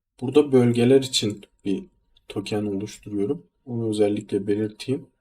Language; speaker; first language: Turkish; native; Turkish